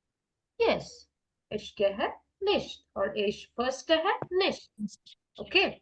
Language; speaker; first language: German; non-native, fluent; Malayalam